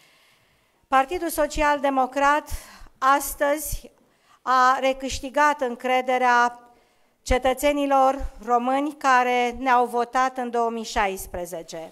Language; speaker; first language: Romanian; native; Romanian